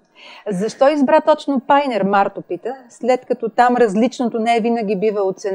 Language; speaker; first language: Bulgarian; native; Bulgarian